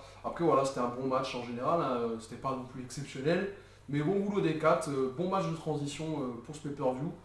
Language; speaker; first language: French; native; French